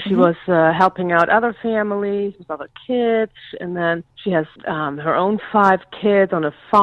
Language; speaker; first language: English; non-native, fluent; German